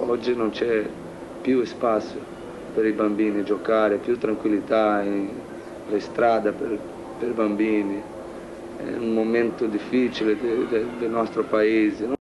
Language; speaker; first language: Italian; non-native, fluent; Portuguese